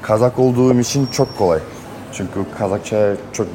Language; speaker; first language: Turkish; non-native, learner; Kazakh